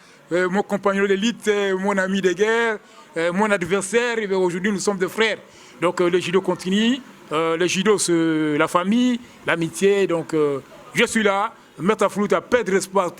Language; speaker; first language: French; non-native, local second language; Lingala